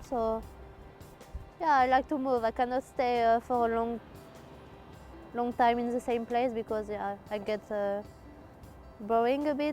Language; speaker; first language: English; non-native, fluent; French